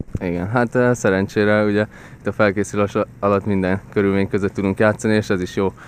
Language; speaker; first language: Hungarian; native; Hungarian